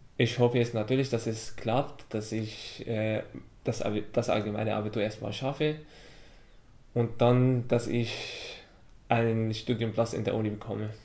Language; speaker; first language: German; non-native, fluent; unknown